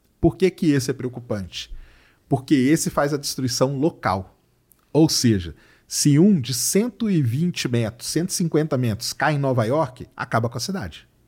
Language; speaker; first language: Portuguese; native; Portuguese